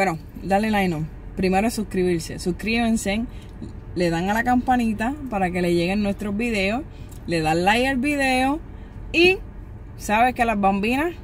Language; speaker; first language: Spanish; native; Spanish